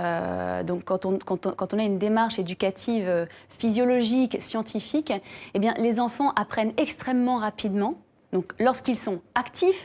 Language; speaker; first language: French; native; French